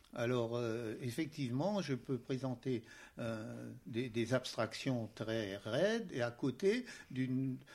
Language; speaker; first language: French; native; French